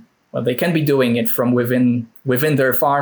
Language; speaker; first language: English; non-native, fluent; Polish